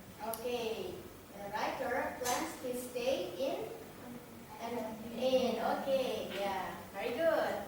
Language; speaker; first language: English; non-native, fluent; Indonesian